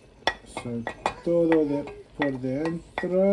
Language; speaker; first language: Spanish; non-native, fluent; Sylheti